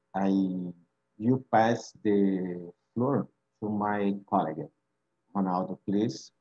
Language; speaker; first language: English; non-native, fluent; Portuguese